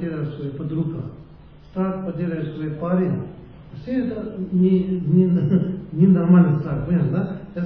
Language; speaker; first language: Russian; non-native, learner; Tibetan